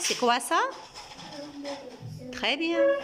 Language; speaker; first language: French; non-native, local second language; Arabic